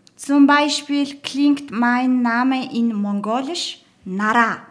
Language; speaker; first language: German; non-native, learner; Mongolian